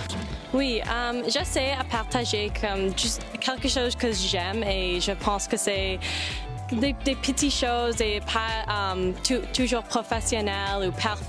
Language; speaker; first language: French; non-native, learner; English